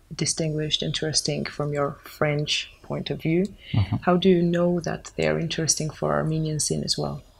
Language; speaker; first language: English; non-native, fluent; Armenian